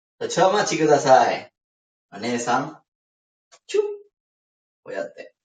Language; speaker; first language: Japanese; non-native, learner; Spanish